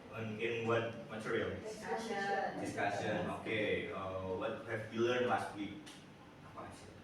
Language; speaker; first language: English; non-native, learner; Indonesian